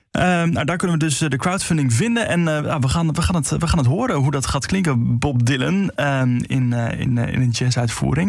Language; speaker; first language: Dutch; native; Dutch